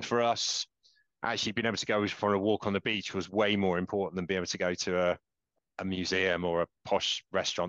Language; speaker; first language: English; native; English